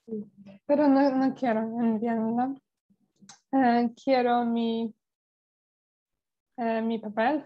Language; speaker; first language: Spanish; non-native, learner; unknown